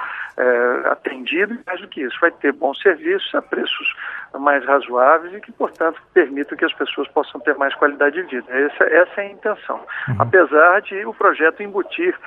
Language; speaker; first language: Portuguese; native; Portuguese